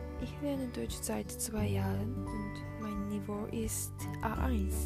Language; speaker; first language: German; non-native, learner; Japanese